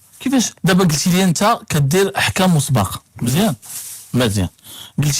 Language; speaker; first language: Arabic; native; Arabic